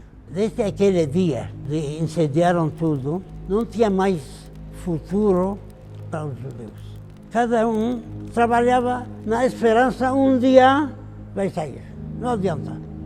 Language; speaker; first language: Portuguese; non-native, fluent; Arabic